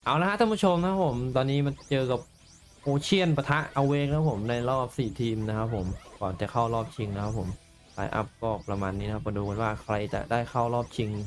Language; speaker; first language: Thai; native; Thai